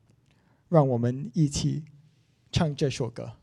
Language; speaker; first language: Chinese; non-native, local second language; English